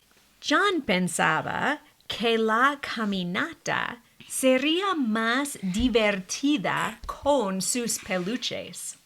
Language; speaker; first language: Spanish; non-native, fluent; English